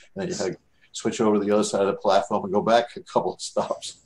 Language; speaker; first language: English; native; English